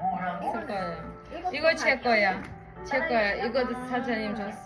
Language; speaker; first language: Korean; non-native, learner; Kazakh